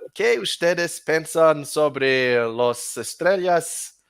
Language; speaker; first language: Spanish; non-native, learner; English